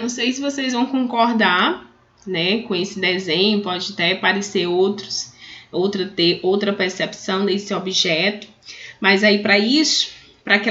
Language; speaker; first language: Portuguese; native; Portuguese